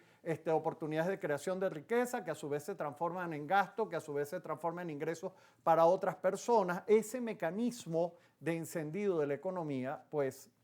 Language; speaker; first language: Spanish; native; Spanish